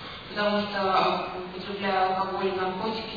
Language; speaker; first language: Russian; native; Russian